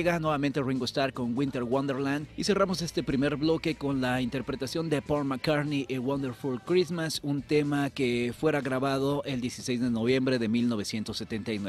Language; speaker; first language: Spanish; native; Spanish